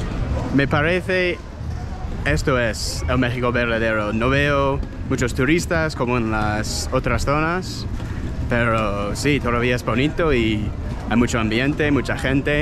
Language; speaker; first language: Spanish; non-native, fluent; English